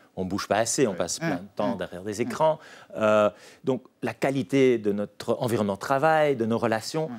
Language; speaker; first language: French; native; French